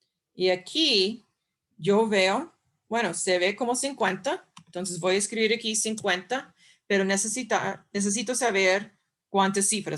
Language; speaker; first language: Spanish; non-native, fluent; English